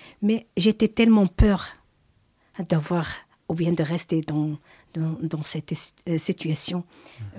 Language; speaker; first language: French; non-native, learner; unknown